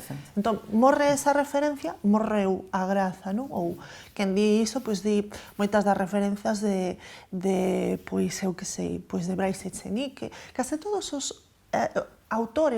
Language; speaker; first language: Galician; native; Galician